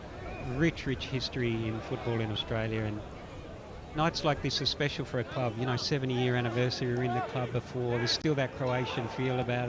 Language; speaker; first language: English; native; English